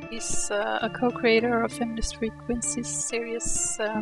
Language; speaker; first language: English; non-native, fluent; Swedish